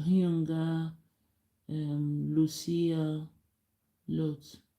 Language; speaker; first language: Swedish; non-native, learner; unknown